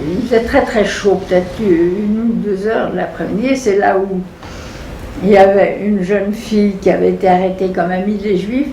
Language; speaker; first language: French; native; French